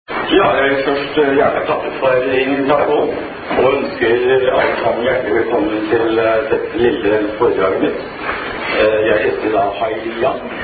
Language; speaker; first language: Norwegian; non-native, fluent; Chinese